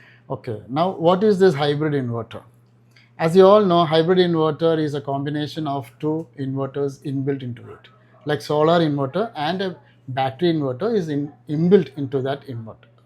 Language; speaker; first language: English; non-native, local second language; Malayalam